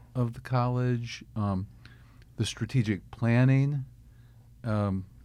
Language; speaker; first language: English; native; English